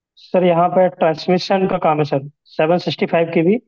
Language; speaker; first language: Hindi; native; Hindi